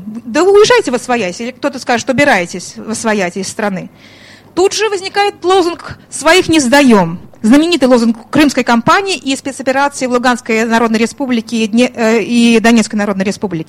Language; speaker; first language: Russian; native; Russian